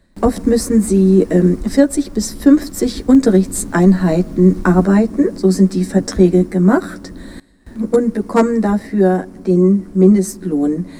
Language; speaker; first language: German; native; German